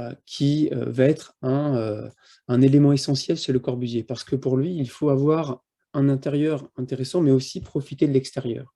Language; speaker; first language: French; native; French